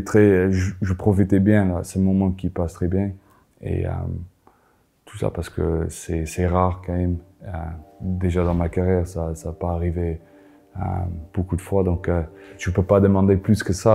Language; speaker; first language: French; non-native, fluent; Afrikaans